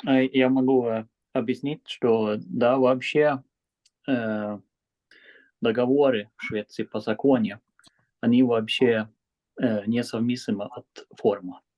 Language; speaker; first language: Russian; non-native, fluent; Swedish